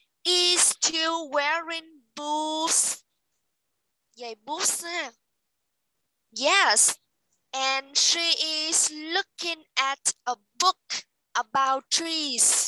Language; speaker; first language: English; non-native, fluent; Vietnamese